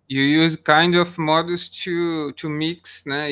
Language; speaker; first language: English; non-native, learner; Portuguese